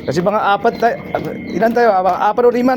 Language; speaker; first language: Filipino; non-native, local second language; Cebuano